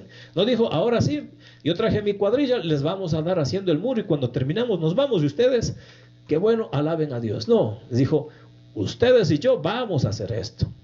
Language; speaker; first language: Spanish; native; Spanish